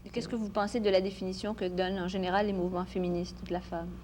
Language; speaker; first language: French; native; French